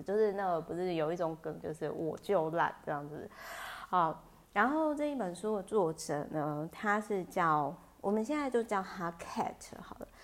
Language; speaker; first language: Chinese; native; Chinese